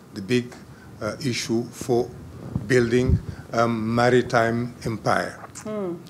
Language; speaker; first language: English; non-native, fluent; Portuguese